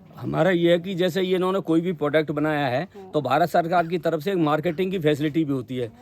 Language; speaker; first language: Hindi; native; Hindi